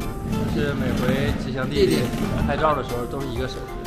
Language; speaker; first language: Chinese; native; Chinese